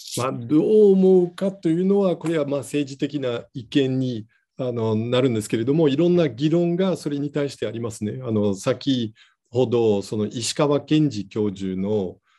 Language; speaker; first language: Japanese; non-native, fluent; Dutch